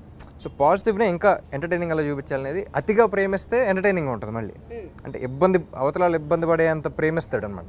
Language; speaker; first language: Telugu; native; Telugu